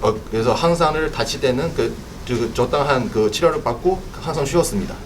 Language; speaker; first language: Korean; non-native, learner; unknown